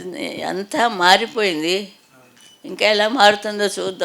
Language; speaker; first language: Telugu; native; Telugu